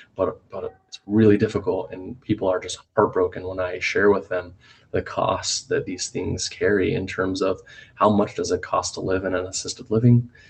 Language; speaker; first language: English; native; English